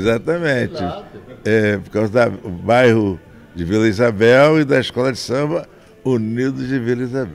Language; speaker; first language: Portuguese; native; Portuguese